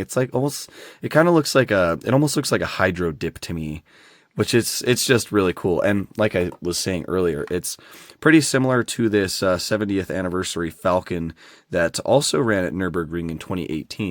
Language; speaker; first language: English; native; English